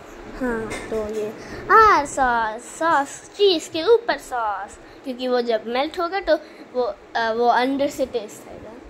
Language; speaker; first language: Hindi; native; Hindi